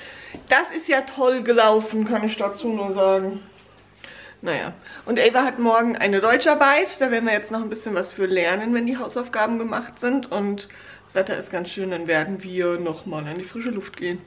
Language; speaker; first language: German; native; German